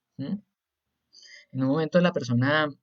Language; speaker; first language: Spanish; native; Spanish